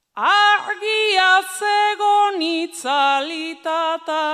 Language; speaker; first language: Spanish; non-native, local second language; Basque